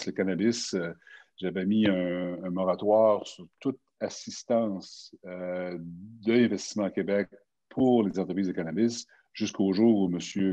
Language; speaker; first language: French; native; French